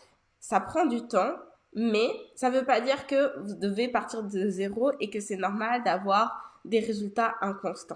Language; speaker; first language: French; native; French